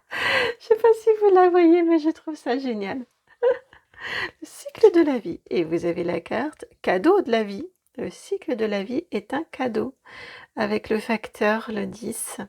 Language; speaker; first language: French; native; French